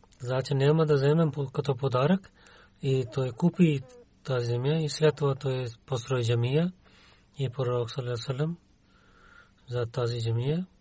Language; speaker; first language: Bulgarian; non-native, learner; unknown